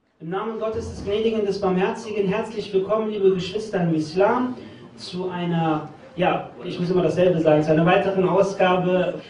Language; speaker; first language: German; native; German